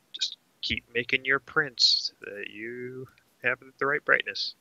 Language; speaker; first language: English; native; English